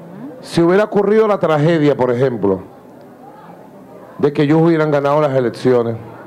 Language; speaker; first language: Spanish; native; Spanish